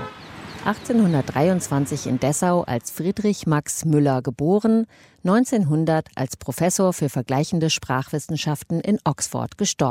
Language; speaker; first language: German; native; German